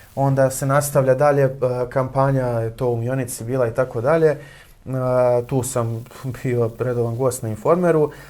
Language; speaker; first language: Bosnian; native; Bosnian